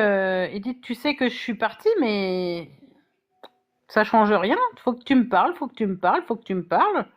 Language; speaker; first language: French; native; French